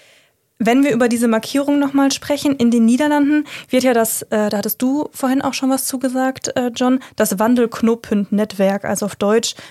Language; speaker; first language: German; native; German